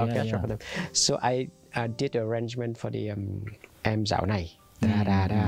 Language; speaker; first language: English; non-native, fluent; Vietnamese